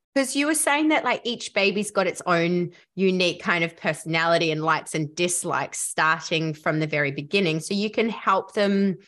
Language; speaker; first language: English; native; English